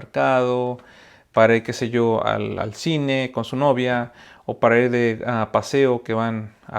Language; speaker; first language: Spanish; native; Spanish